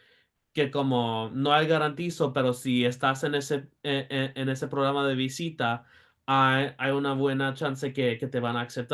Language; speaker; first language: Spanish; early bilingual, heritage; Spanish